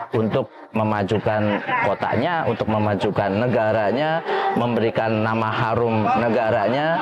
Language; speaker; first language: Indonesian; native; Indonesian